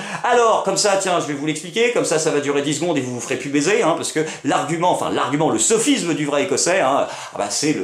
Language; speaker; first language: French; native; French